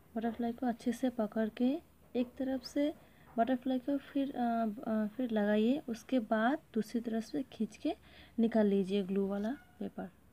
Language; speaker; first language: Hindi; non-native, local second language; Bangla